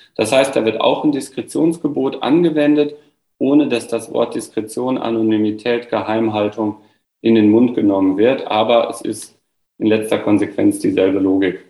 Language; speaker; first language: German; native; German